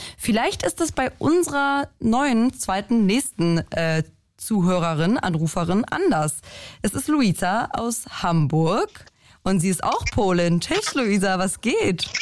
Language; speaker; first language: German; early bilingual, other home language; Polish